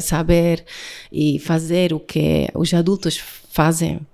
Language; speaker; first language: Portuguese; non-native, learner; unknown